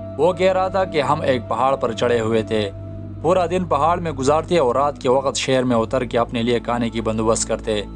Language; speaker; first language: Urdu; non-native, local second language; Pashto